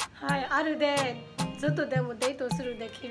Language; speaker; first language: Japanese; non-native, learner; Burmese